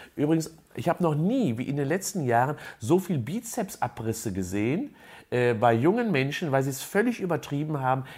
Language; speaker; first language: German; native; German